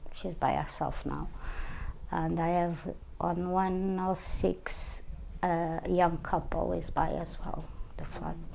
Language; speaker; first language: English; non-native, learner; Portuguese